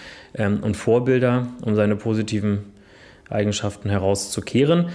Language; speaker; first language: German; native; German